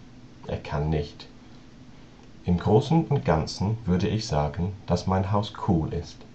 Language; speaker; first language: German; non-native, learner; English